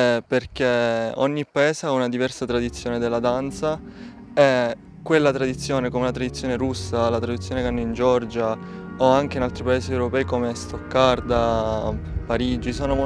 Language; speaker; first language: Italian; native; Italian